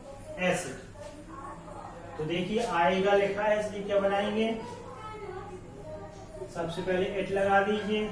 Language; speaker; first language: Hindi; native; Hindi